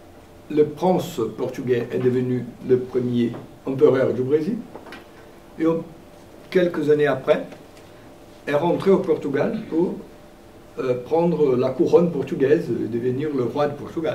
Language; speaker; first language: French; non-native, fluent; Portuguese